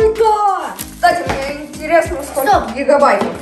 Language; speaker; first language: Russian; early bilingual, heritage; Russian